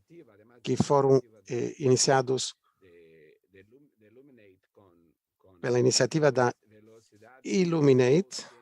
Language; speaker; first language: Portuguese; non-native, fluent; Spanish